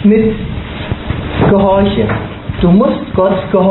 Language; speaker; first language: German; native; German